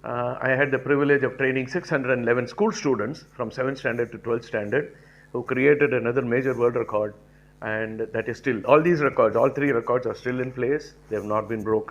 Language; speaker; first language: English; non-native, local second language; Tamil